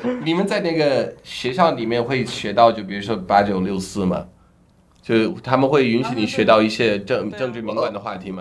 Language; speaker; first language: Chinese; non-native, fluent; English